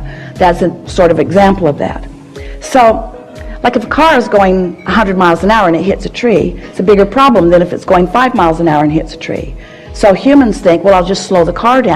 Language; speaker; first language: English; native; English